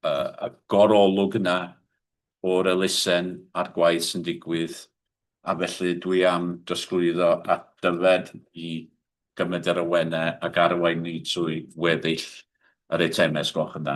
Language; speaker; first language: Welsh; native; Welsh